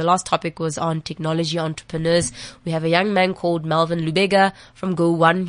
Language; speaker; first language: English; non-native, local second language; Southern Sotho